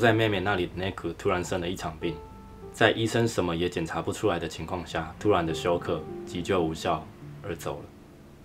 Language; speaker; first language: Chinese; native; Chinese